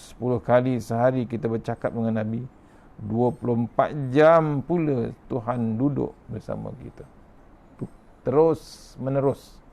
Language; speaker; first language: Malay; native; Malay